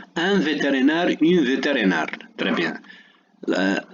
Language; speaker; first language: French; non-native, local second language; Arabic